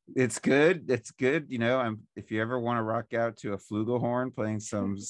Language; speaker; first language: English; native; English